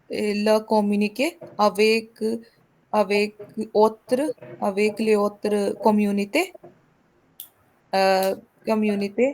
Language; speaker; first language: French; non-native, learner; Hindi